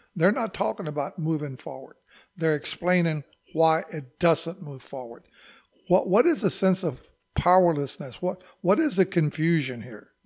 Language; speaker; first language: English; native; English